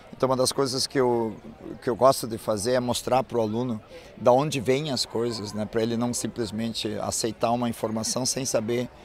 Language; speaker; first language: Portuguese; native; Portuguese